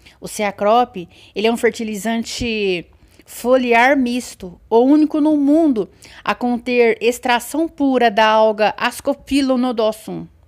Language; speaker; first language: Portuguese; native; Portuguese